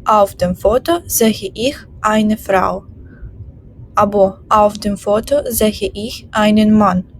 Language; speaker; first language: German; non-native, fluent; Ukrainian